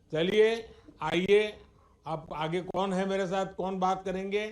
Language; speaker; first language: Hindi; non-native, local second language; Gujarati